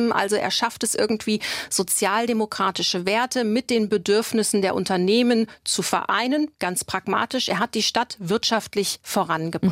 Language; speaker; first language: German; native; German